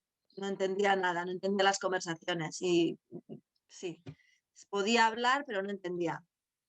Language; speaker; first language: Spanish; non-native, local second language; Basque